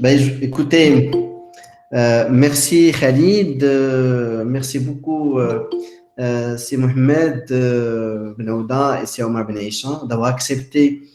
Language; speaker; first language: French; non-native, local second language; Arabic